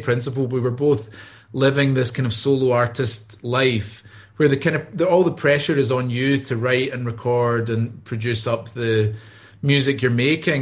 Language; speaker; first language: English; native; English